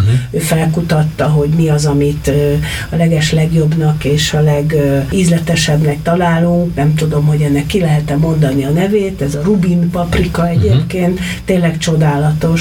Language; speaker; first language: Hungarian; native; Hungarian